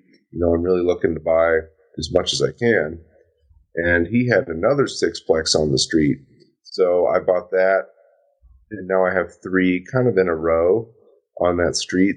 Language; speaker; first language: English; native; English